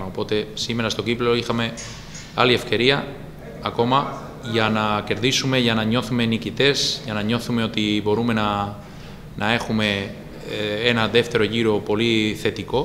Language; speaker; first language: Greek; non-native, fluent; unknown